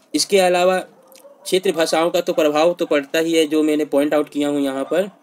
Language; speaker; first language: Hindi; non-native, local second language; Bhojpuri